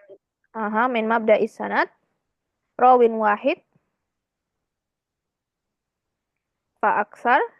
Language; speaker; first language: Arabic; non-native, fluent; Indonesian